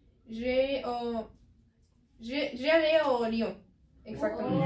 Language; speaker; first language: French; non-native, learner; Spanish